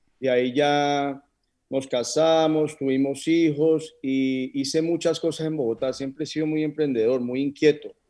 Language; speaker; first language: Spanish; native; Spanish